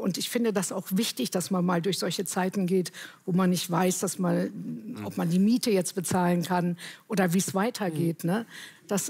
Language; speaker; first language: German; native; German